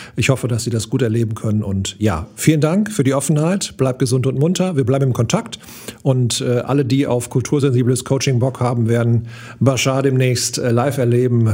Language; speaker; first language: German; native; German